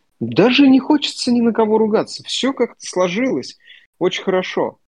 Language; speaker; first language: Russian; native; Russian